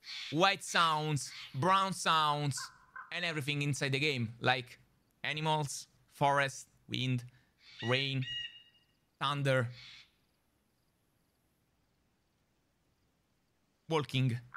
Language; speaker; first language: English; non-native, learner; Italian